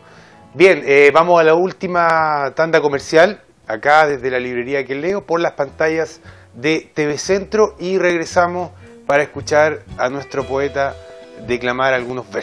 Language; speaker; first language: Spanish; native; Spanish